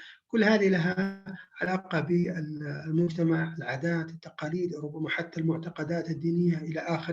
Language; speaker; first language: Arabic; native; Arabic